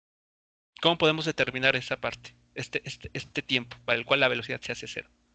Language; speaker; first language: Spanish; native; Spanish